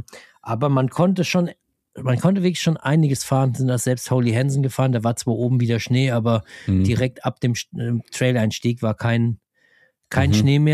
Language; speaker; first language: German; native; German